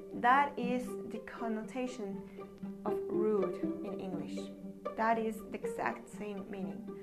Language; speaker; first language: English; non-native, fluent; Spanish